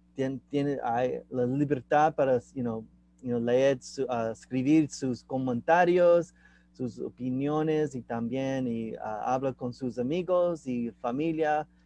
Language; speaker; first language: Spanish; non-native, learner; English